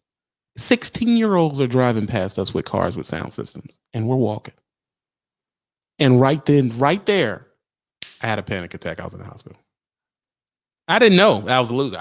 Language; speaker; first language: English; native; English